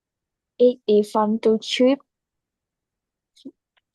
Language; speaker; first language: English; non-native, learner; Vietnamese